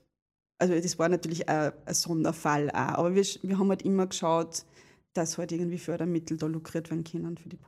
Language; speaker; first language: German; native; German